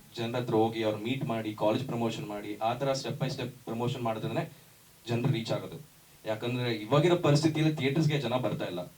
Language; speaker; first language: Kannada; native; Kannada